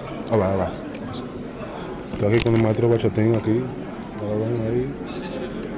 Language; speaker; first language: Spanish; early bilingual, heritage; Spanish